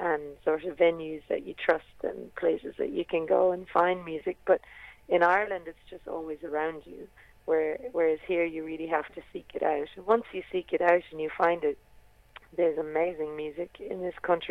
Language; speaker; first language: English; native; English